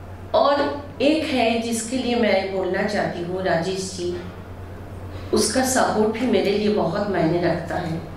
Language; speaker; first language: Hindi; non-native, local second language; Bangla